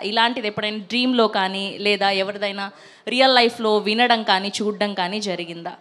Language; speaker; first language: Telugu; native; Telugu